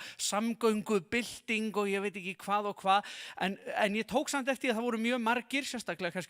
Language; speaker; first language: Icelandic; native; Icelandic